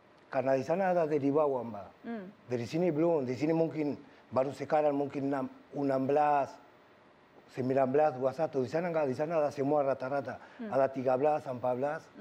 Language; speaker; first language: Indonesian; non-native, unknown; Spanish